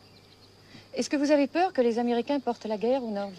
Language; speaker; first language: French; native; French